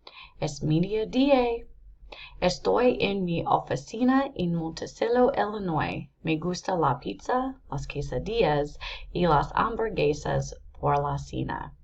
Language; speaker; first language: Spanish; non-native, learner; English